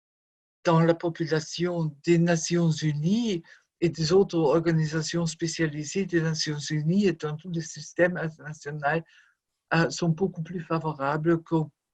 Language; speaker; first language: French; non-native, fluent; German